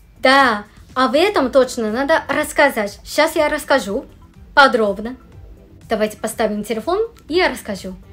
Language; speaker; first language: Russian; non-native, fluent; Japanese